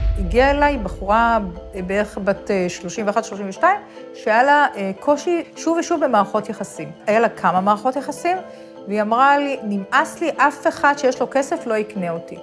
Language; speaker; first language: Hebrew; native; Hebrew